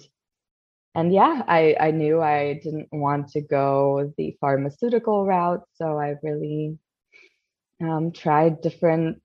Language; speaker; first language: English; non-native, fluent; Polish